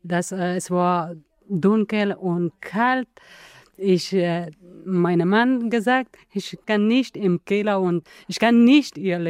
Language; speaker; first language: German; non-native, learner; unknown